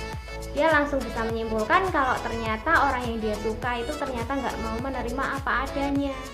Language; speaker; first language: Indonesian; native; Indonesian